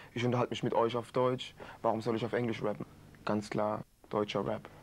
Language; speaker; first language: German; native; German